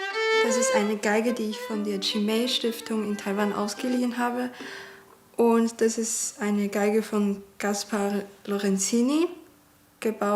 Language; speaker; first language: German; early bilingual, other home language; Chinese